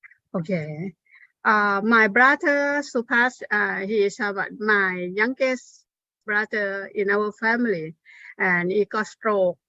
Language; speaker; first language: English; non-native, learner; Thai